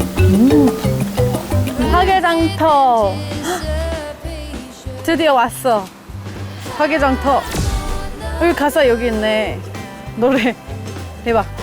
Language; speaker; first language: Korean; non-native, fluent; English